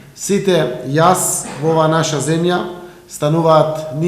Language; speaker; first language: Macedonian; native; Macedonian